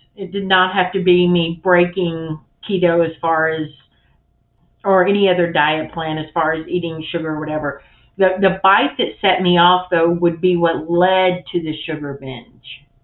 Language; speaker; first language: English; native; English